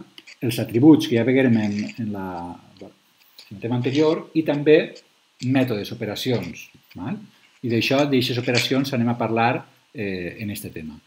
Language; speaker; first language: Catalan; native; Catalan